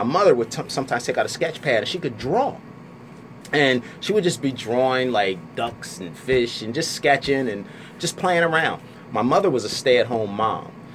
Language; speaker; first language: English; native; English